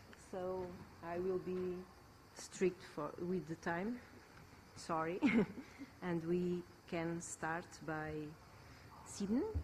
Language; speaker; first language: English; non-native, fluent; Portuguese